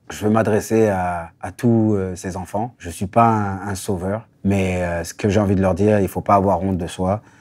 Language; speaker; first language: French; native; French